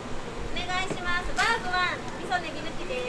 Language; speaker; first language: Japanese; native; Japanese